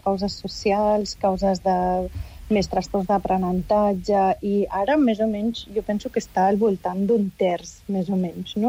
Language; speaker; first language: Catalan; native; Catalan